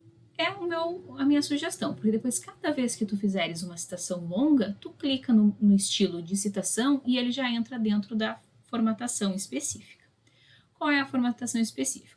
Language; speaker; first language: Portuguese; native; Portuguese